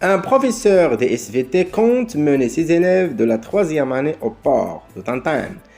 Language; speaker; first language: French; non-native, local second language; Arabic